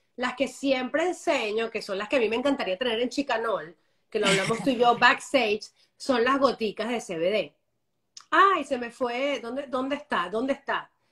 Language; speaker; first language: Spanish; native; Spanish